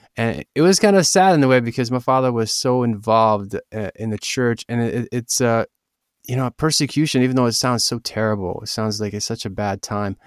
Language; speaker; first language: English; early bilingual, other home language; Ukrainian